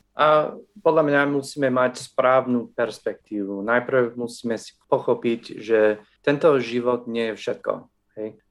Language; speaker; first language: Slovak; non-native, fluent; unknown